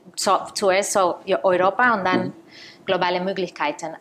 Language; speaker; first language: German; non-native, fluent; Spanish